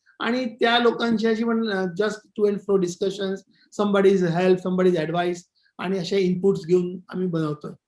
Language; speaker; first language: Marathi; non-native, local second language; Gujarati